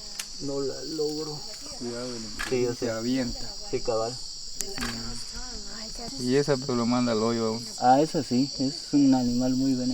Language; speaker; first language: Spanish; native; Spanish